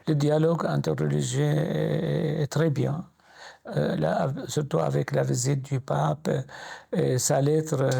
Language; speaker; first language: French; non-native, fluent; Arabic